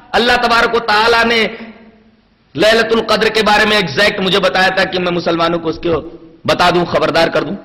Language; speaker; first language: Urdu; native; Urdu